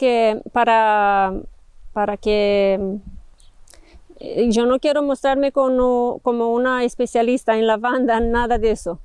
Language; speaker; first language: Spanish; non-native, fluent; Romanian